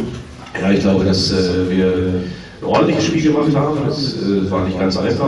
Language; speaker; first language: German; native; German